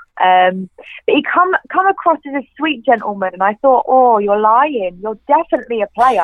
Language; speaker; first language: English; native; English